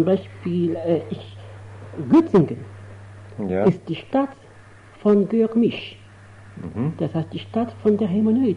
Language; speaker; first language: German; non-native, fluent; Arabic